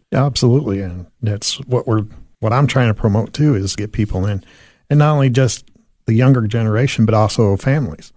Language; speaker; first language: English; native; English